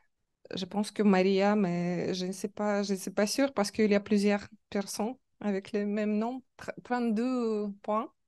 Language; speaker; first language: French; non-native, learner; Russian